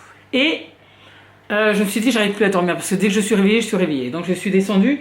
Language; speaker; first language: French; native; French